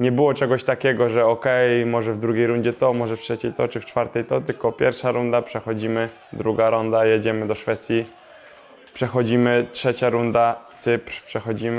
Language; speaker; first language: Polish; native; Polish